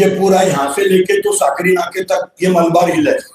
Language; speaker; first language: Hindi; non-native, local second language; Marathi